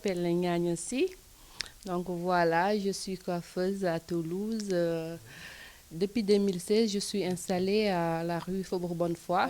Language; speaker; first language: French; non-native, local second language; Wolof